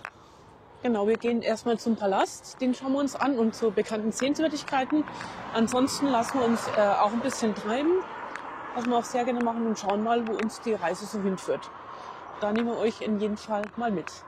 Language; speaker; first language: German; native; German